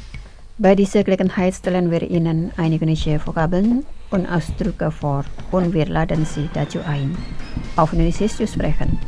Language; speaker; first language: German; non-native, fluent; Indonesian